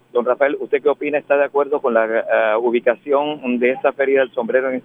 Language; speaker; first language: Spanish; native; Spanish